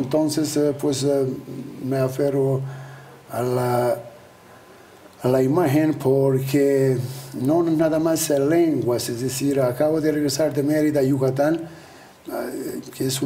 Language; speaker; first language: Spanish; non-native, fluent; Albanian